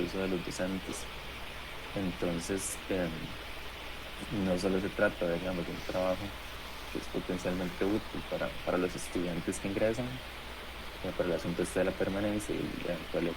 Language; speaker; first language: Spanish; native; Spanish